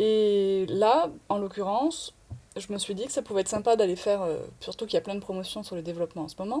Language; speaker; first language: French; native; French